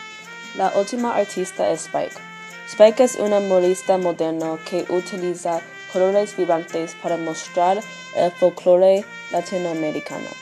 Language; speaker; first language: Spanish; non-native, learner; English